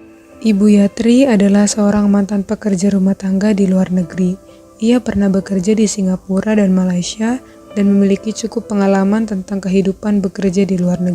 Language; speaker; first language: Indonesian; native; Indonesian